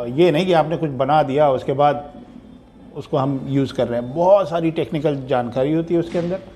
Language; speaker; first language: Hindi; native; Hindi